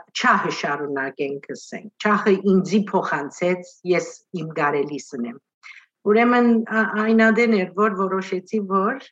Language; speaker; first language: Armenian; early bilingual, heritage; Armenian